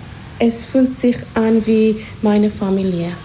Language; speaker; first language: German; non-native, learner; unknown